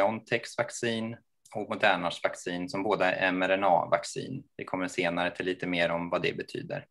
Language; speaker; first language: Swedish; native; Swedish